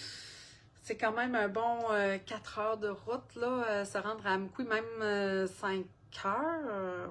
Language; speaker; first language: French; native; French